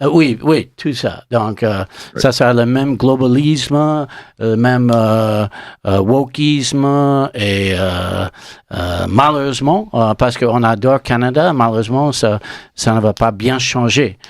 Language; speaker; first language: French; non-native, learner; English